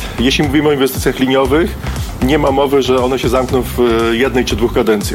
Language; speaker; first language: Polish; native; Polish